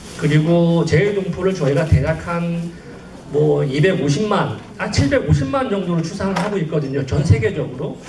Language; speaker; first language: Korean; native; Korean